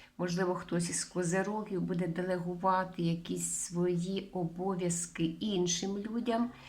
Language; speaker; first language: Ukrainian; non-native, local second language; Russian